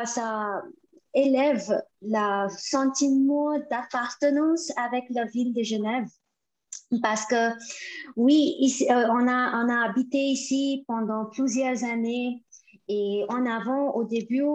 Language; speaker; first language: French; non-native, fluent; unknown